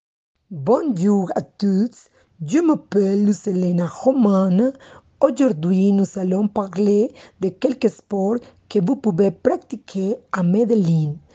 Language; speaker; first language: French; non-native, learner; Spanish